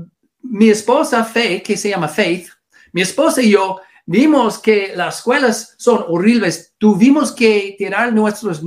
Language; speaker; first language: Spanish; non-native, learner; English